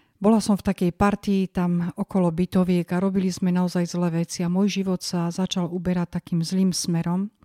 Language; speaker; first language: Slovak; native; Slovak